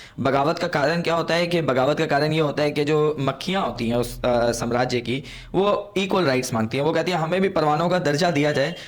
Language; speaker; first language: Hindi; non-native, local second language; Punjabi